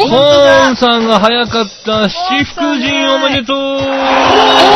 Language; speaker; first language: Japanese; native; Japanese